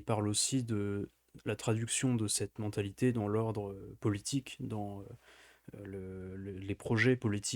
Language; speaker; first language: French; native; French